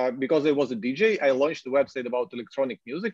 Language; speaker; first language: English; non-native, fluent; Ukrainian